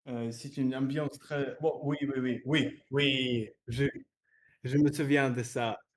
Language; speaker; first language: French; non-native, learner; Russian